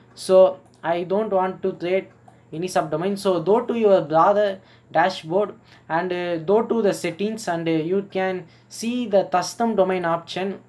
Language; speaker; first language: English; non-native, local second language; Tamil